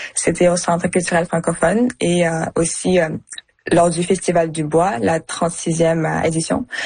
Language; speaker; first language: French; early bilingual, other home language; Russian